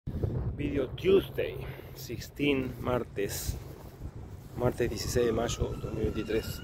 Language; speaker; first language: Spanish; native; Spanish